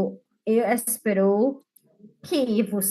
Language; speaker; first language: Portuguese; non-native, fluent; English